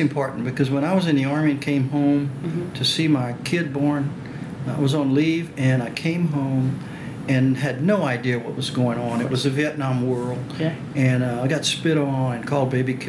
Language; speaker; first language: English; early bilingual, other home language; French